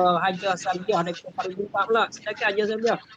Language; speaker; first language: Malay; native; Malay